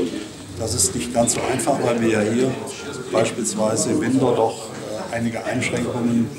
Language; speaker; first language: German; native; German